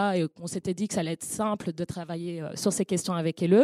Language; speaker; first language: French; native; French